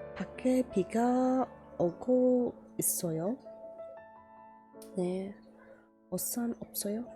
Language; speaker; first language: Korean; non-native, learner; English